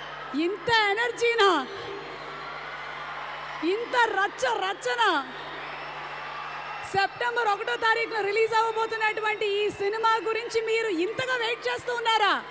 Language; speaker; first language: Telugu; native; Telugu